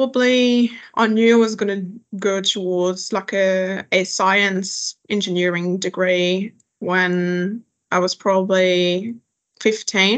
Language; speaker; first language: English; non-native, fluent; French